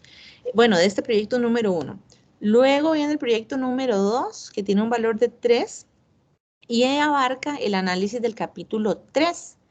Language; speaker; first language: Spanish; native; Spanish